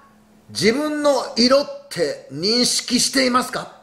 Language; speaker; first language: Japanese; native; Japanese